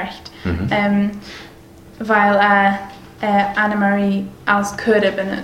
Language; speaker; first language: German; non-native, learner; English